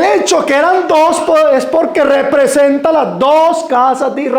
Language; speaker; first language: Spanish; native; Spanish